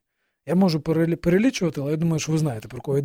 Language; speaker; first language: Ukrainian; native; Ukrainian